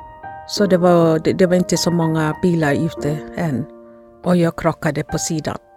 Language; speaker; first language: Swedish; non-native, fluent; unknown